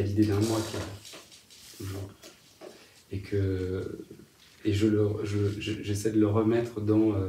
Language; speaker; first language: French; native; French